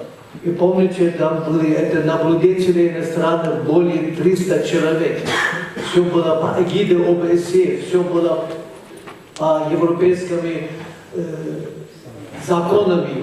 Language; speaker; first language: Russian; non-native, fluent; German